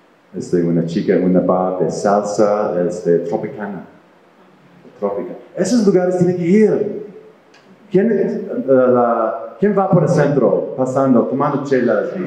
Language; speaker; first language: Spanish; non-native, fluent; English